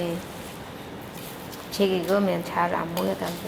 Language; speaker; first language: Korean; non-native, learner; Khmer